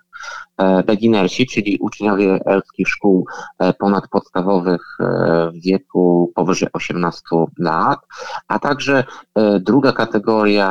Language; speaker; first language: Polish; native; Polish